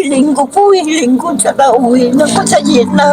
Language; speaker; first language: Filipino; non-native, learner; Vietnamese